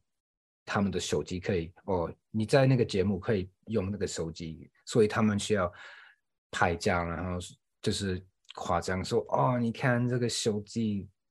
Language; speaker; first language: Chinese; non-native, fluent; English